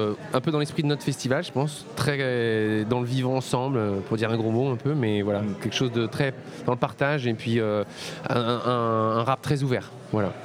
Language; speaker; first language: French; native; French